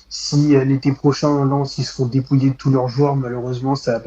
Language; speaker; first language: French; native; French